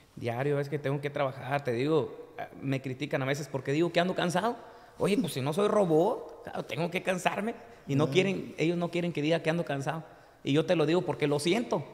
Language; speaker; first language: Spanish; native; Spanish